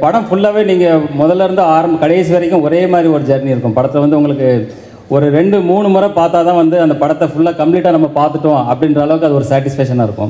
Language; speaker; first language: Tamil; native; Tamil